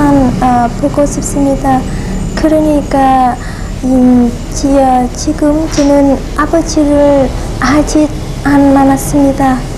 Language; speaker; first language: Korean; non-native, learner; Vietnamese